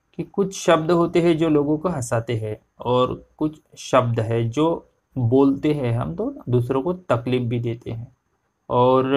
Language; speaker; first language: Hindi; non-native, local second language; Marathi